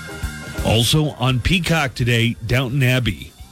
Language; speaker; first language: English; native; English